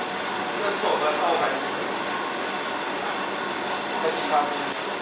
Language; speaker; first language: Chinese; native; Chinese